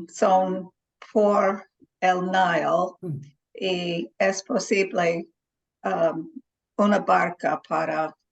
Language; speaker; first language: Spanish; non-native, learner; English